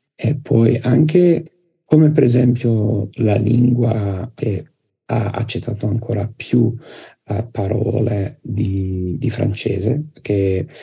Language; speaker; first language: Italian; non-native, fluent; English